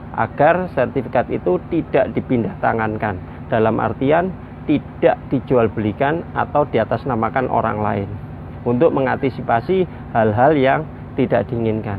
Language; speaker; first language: Indonesian; native; Indonesian